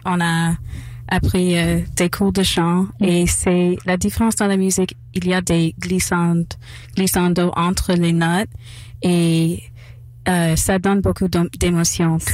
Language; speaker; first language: French; non-native, local second language; English